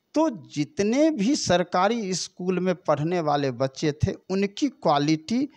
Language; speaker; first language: Hindi; native; Hindi